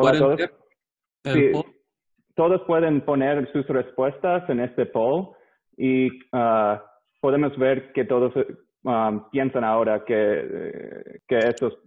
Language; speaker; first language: Spanish; non-native, learner; English